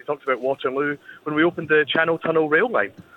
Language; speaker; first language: English; native; English